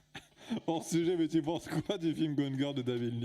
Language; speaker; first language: French; native; French